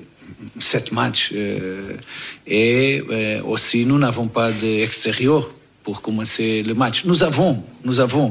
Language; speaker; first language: French; non-native, learner; Portuguese